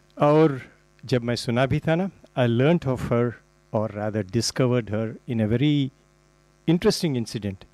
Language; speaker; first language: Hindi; non-native, fluent; English